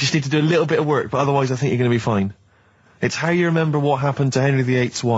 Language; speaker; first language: English; native; English